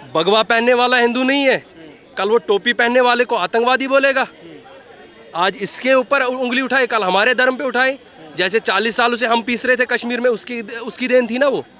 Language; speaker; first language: Hindi; native; Hindi